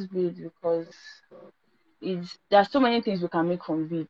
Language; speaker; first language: English; non-native, local second language; Igbo